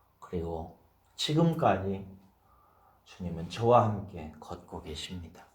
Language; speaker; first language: Korean; native; Korean